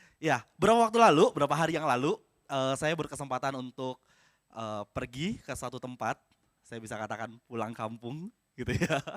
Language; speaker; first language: Indonesian; native; Indonesian